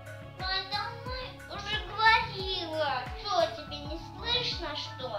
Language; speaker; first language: Russian; non-native, local second language; Turkmen